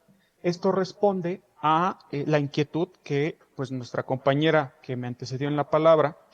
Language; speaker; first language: Spanish; native; Spanish